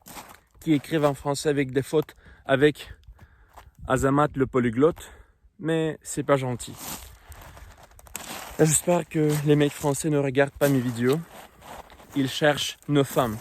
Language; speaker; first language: French; non-native, fluent; Russian